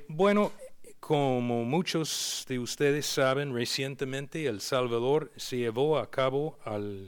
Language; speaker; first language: Spanish; non-native, fluent; English